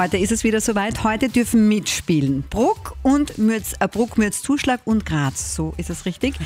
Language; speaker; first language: German; native; German